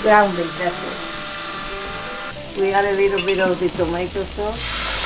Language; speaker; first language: English; non-native, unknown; Spanish